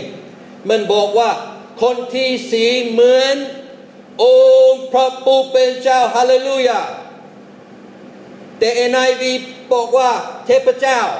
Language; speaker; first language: Thai; non-native, fluent; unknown